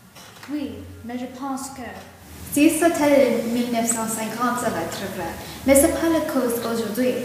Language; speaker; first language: French; non-native, learner; English